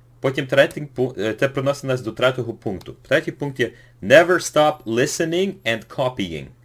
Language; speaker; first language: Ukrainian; early bilingual, heritage; English